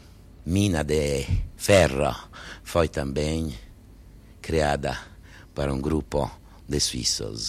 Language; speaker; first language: Portuguese; non-native, fluent; French